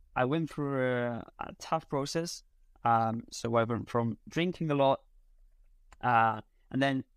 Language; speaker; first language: English; non-native, fluent; Spanish